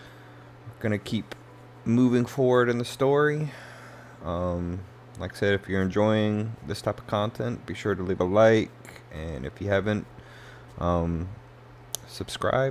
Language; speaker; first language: English; native; English